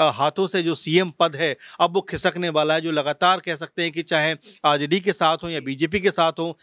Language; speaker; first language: Hindi; native; Hindi